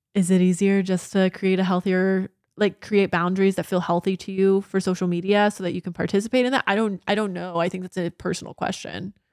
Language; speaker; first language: English; native; English